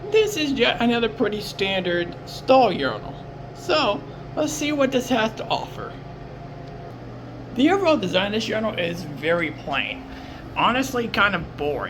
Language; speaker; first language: English; native; English